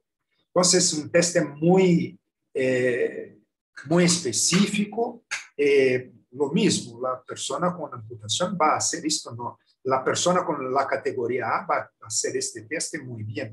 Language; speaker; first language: Spanish; non-native, learner; Portuguese